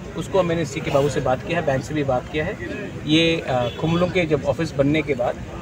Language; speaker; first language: Hindi; non-native, local second language; Kok Borok